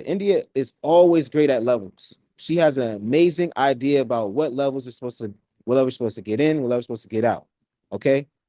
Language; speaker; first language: English; native; English